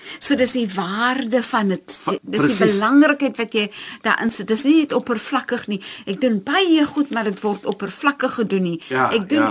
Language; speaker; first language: Afrikaans; native; Afrikaans